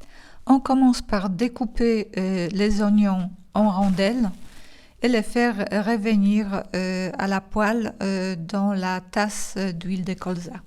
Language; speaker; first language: French; non-native, fluent; Polish